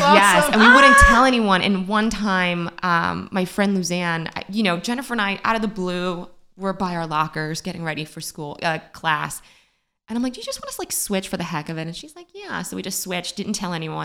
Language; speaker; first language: English; native; English